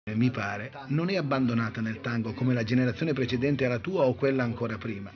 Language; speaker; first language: Italian; native; Italian